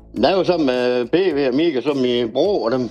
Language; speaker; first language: Danish; native; Danish